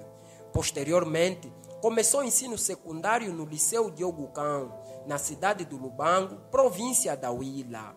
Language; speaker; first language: Portuguese; native; Portuguese